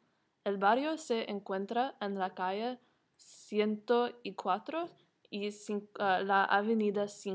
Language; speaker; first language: Spanish; non-native, learner; English